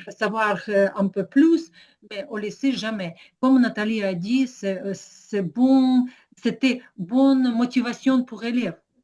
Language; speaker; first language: French; non-native, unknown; Ukrainian